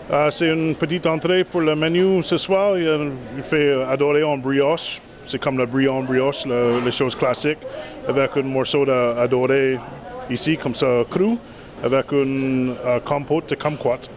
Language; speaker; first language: French; non-native, fluent; English